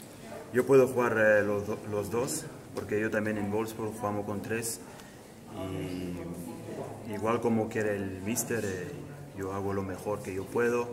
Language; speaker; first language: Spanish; early bilingual, heritage; Spanish